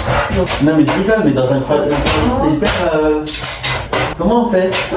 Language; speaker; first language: French; native; French